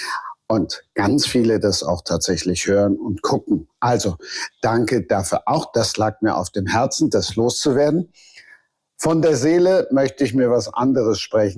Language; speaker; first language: German; native; German